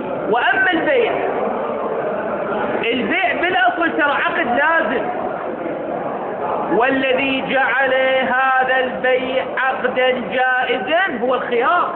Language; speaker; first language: Arabic; native; Arabic